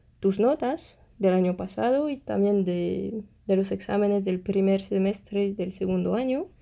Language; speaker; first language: Spanish; non-native, fluent; French